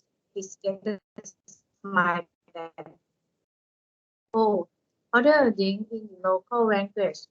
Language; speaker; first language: English; non-native, learner; Thai